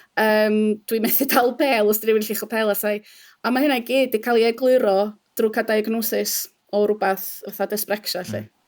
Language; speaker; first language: Welsh; native; Welsh